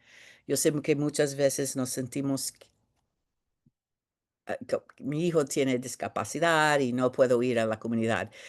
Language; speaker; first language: Spanish; early bilingual, heritage; Spanish